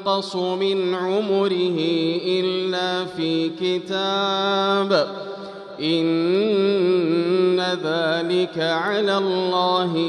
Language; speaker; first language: Arabic; native; Arabic